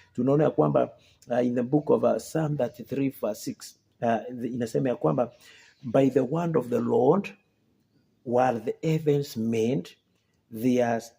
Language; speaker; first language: English; non-native, local second language; Swahili